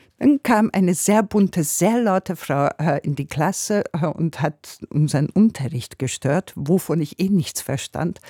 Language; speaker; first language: German; non-native, fluent; Hungarian